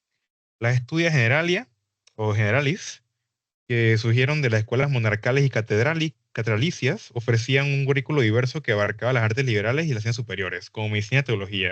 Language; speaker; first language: Spanish; native; Spanish